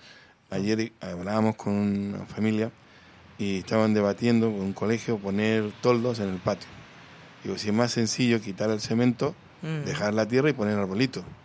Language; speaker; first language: Spanish; native; Spanish